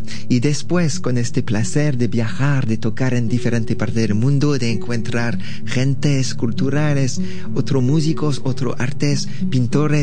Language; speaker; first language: Spanish; non-native, learner; French